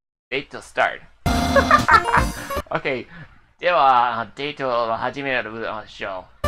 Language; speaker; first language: English; native; English